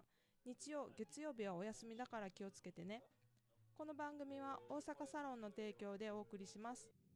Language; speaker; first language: Japanese; native; Japanese